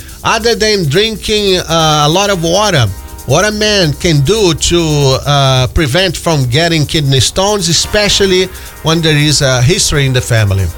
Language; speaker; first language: English; non-native, fluent; Portuguese